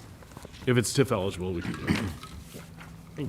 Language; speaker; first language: English; native; English